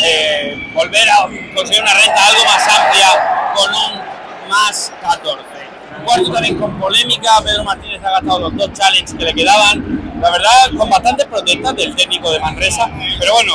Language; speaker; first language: Spanish; native; Spanish